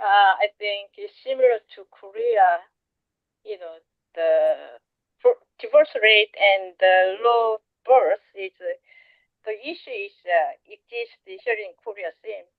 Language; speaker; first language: English; non-native, learner; Korean